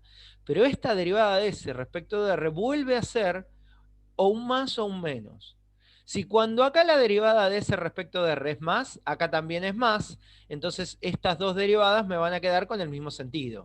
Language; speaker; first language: Spanish; native; Spanish